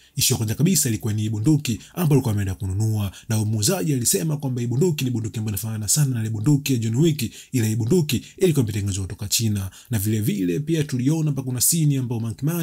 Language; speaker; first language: Swahili; native; Swahili